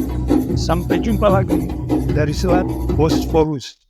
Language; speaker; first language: Indonesian; native; Indonesian